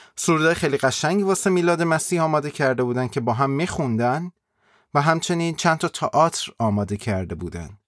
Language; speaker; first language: Persian; native; Persian